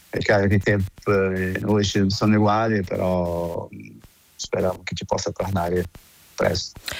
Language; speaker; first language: Italian; non-native, fluent; Portuguese